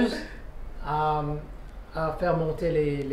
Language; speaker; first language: French; non-native, fluent; Korean